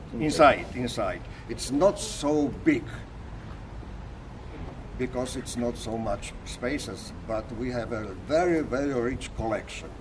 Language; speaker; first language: English; non-native, learner; Polish